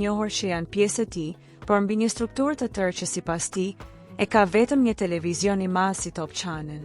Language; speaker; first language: Albanian; native; Albanian